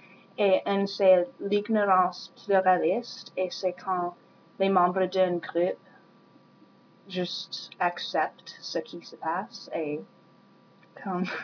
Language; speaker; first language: French; non-native, learner; English